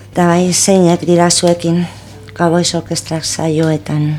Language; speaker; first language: Basque; non-native, local second language; Spanish